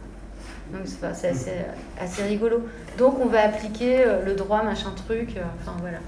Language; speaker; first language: French; native; French